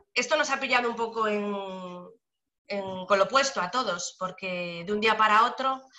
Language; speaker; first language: Spanish; native; Spanish